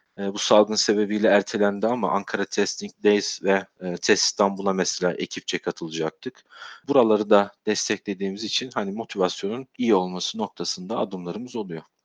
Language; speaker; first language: Turkish; native; Turkish